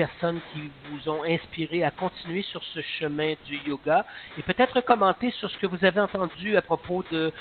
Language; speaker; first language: French; native; French